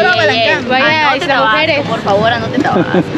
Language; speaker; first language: Spanish; native; Spanish